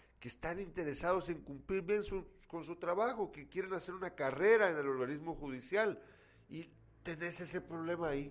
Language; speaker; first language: Spanish; native; Spanish